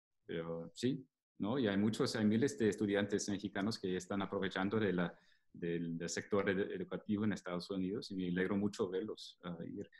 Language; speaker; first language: Spanish; non-native, fluent; English